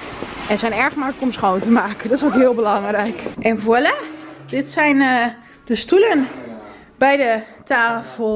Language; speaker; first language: Dutch; native; Dutch